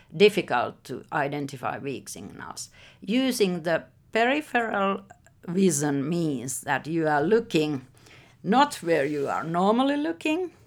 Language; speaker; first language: English; non-native, fluent; Finnish